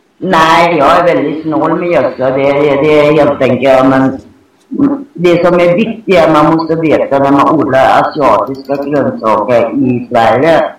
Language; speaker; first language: Swedish; non-native, fluent; Thai